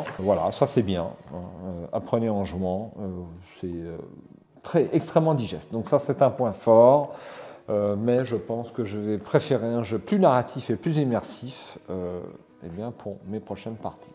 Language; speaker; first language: French; native; French